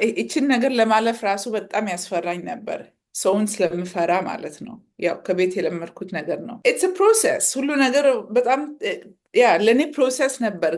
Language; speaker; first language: Amharic; early bilingual, heritage; Amharic